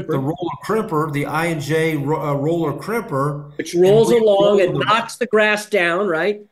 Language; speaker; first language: English; native; English